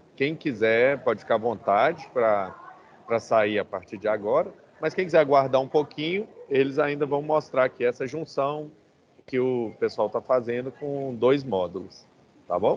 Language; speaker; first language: Portuguese; native; Portuguese